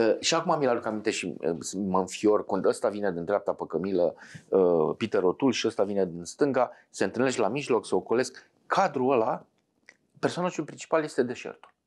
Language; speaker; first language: Romanian; native; Romanian